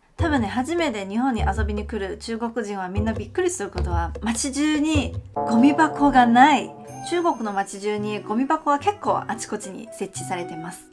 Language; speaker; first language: Japanese; non-native, fluent; Chinese